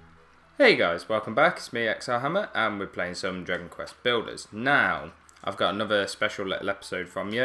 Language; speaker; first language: English; native; English